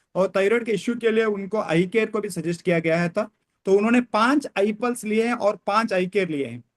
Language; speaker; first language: Hindi; non-native, local second language; Kannada